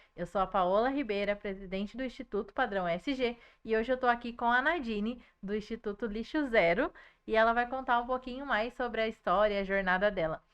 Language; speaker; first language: Portuguese; native; Portuguese